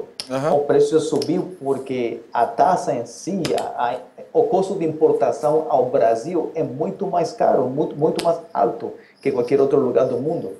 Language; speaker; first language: Portuguese; non-native, fluent; Spanish